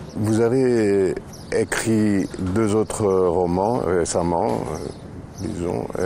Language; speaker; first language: French; non-native, fluent; Greek